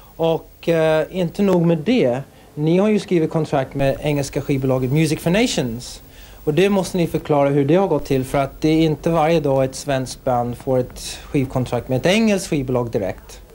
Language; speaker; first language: Swedish; native; Swedish